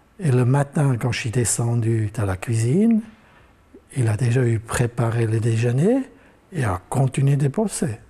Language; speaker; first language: French; non-native, local second language; German